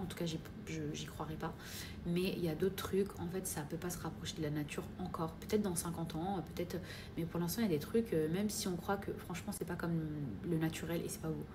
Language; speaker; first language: French; native; French